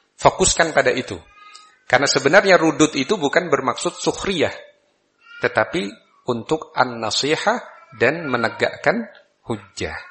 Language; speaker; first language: Malay; non-native, local second language; Javanese